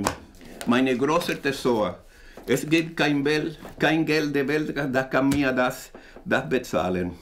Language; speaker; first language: German; non-native, fluent; Spanish